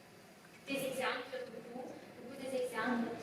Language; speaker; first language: French; non-native, learner; Italian